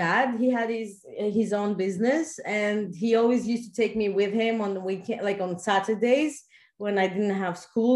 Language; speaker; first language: English; non-native, fluent; Greek